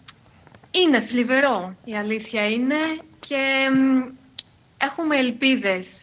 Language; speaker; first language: Greek; non-native, fluent; Ukrainian